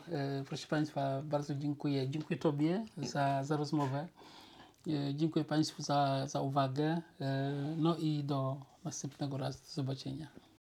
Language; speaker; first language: Polish; non-native, fluent; Wolof